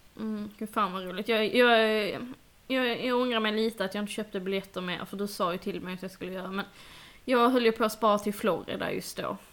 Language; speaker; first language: Swedish; native; Swedish